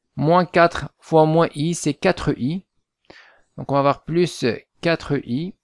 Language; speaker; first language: French; non-native, local second language; Arabic